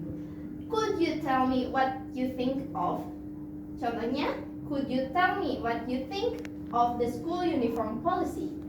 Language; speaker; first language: English; non-native, fluent; Indonesian